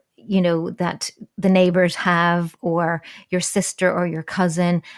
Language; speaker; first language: English; native; English